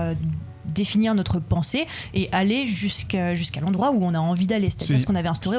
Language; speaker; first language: French; native; French